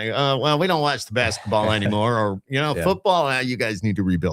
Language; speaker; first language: English; native; English